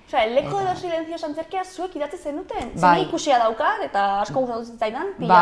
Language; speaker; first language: Basque; native; Basque